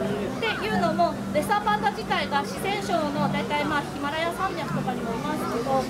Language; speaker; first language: Japanese; native; Japanese